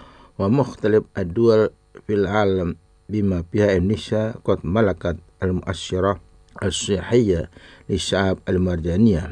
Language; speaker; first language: Arabic; non-native, fluent; Indonesian